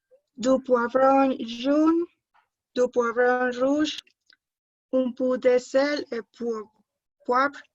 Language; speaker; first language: French; non-native, learner; Spanish